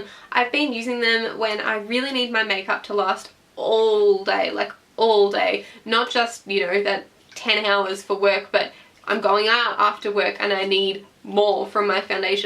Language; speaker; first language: English; native; English